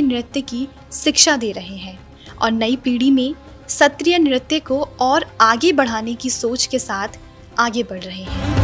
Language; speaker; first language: Hindi; native; Hindi